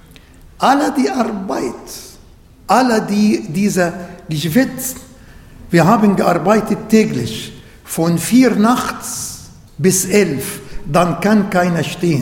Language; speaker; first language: German; non-native, learner; Arabic